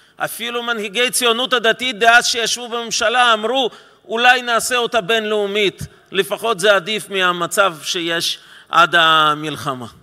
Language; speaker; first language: Hebrew; non-native, fluent; Russian